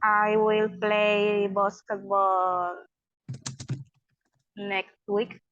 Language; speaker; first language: English; non-native, learner; Spanish